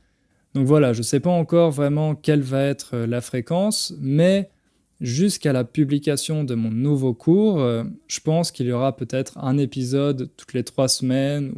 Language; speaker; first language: French; native; French